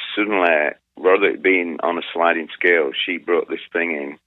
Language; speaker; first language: English; native; English